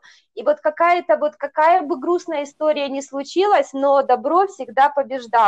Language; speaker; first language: Russian; native; Russian